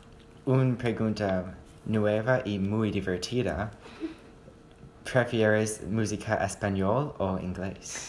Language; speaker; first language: Spanish; non-native, learner; English